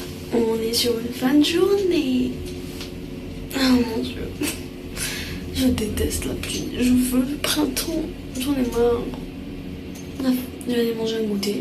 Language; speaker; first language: French; non-native, local second language; Arabic